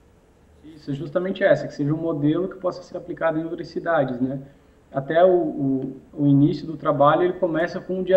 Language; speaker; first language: Portuguese; native; Portuguese